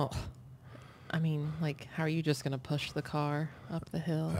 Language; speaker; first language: English; native; English